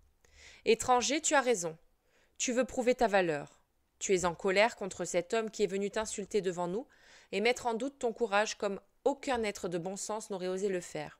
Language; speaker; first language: French; native; French